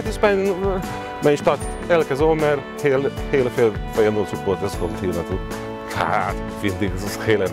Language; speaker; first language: Dutch; non-native, learner; Hungarian